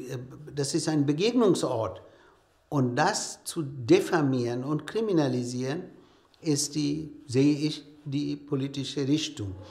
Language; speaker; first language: German; non-native, fluent; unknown